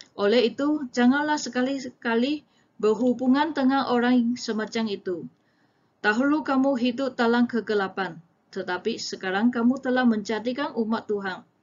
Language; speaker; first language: Malay; non-native, local second language; Chinese